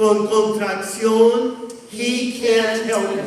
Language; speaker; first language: Spanish; non-native, fluent; English